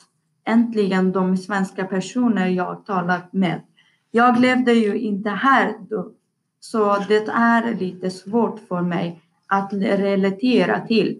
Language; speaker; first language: Swedish; non-native, learner; Persian